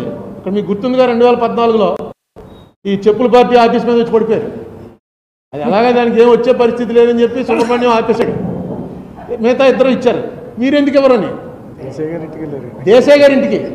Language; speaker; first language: Telugu; native; Telugu